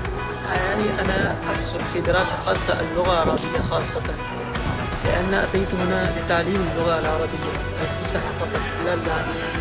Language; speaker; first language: Arabic; non-native, learner; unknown